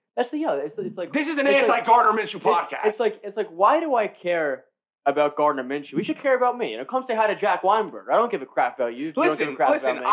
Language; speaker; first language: English; native; English